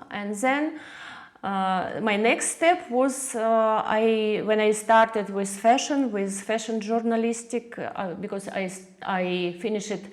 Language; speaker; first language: English; non-native, learner; Russian